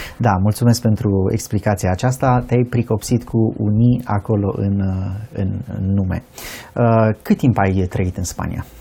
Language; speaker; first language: Romanian; native; Romanian